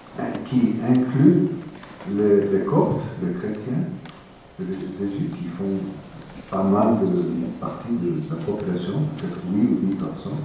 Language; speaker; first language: French; non-native, fluent; English